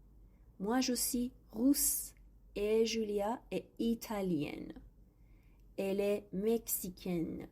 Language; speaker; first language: French; non-native, fluent; Persian